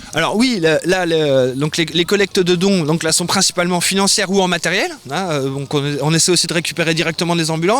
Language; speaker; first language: French; native; French